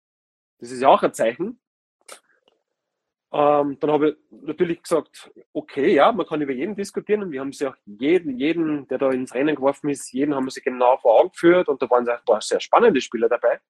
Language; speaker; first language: German; native; German